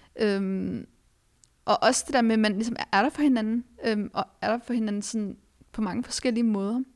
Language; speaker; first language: Danish; early bilingual, other home language; Arabic